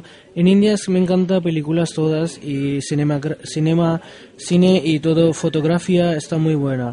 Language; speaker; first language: Spanish; non-native, learner; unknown